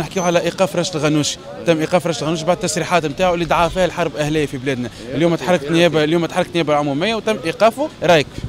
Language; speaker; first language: Arabic; native; Arabic